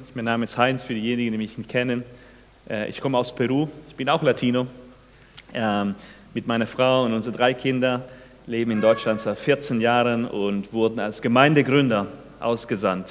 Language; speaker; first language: German; non-native, fluent; Spanish